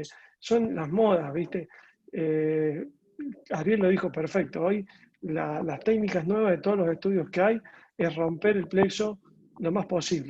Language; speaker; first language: Spanish; native; Spanish